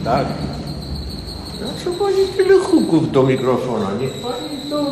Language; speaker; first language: Polish; non-native, learner; Armenian